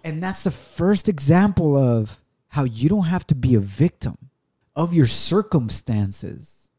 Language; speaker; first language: English; early bilingual, other home language; Spanish